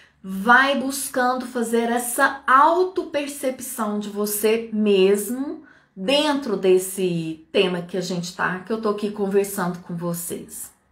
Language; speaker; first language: Portuguese; native; Portuguese